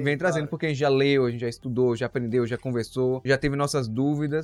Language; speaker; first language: Portuguese; native; Portuguese